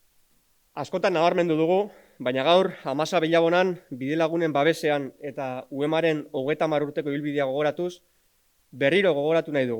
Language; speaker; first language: Basque; native; Basque